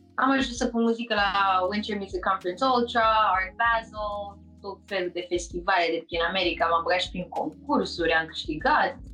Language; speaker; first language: Romanian; early bilingual, heritage; Romanian